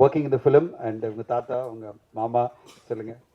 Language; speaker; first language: Tamil; native; Tamil